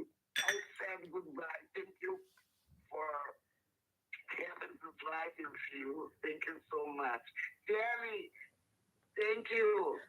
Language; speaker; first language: English; non-native, learner; Portuguese